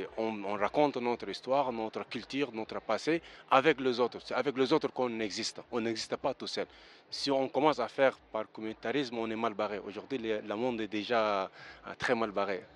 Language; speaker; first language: French; early bilingual, other home language; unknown